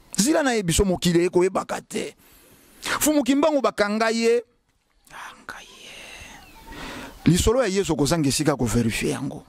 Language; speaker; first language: Lingala; non-native, local second language; Kongo